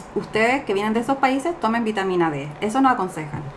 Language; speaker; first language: Spanish; native; Spanish